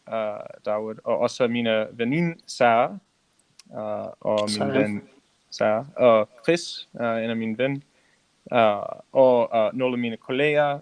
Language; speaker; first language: Danish; non-native, learner; English